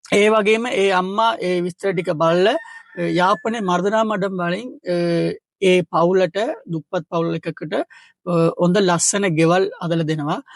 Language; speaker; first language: Sinhala; non-native, local second language; Tamil